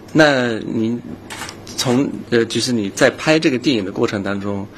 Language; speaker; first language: Chinese; non-native, fluent; English